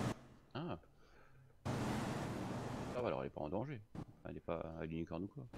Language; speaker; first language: French; native; French